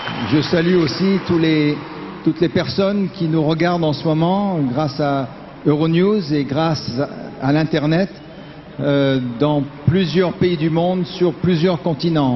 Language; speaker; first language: French; native; French